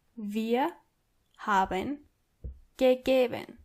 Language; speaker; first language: German; non-native, fluent; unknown